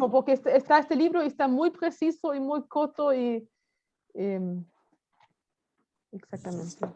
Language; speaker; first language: Spanish; non-native, fluent; German